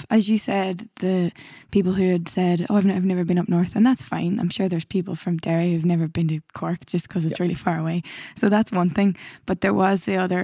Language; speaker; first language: English; native; English